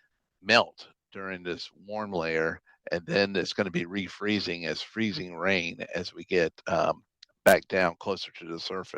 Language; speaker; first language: English; native; English